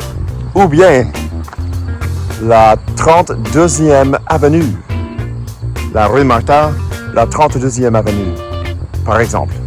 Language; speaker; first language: French; non-native, fluent; English